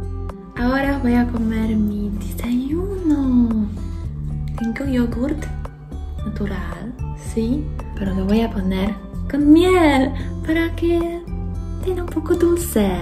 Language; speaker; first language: Spanish; non-native, learner; Polish